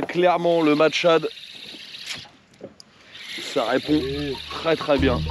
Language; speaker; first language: French; native; French